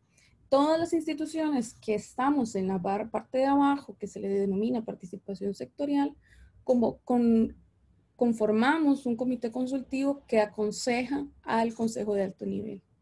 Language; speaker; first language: Spanish; native; Spanish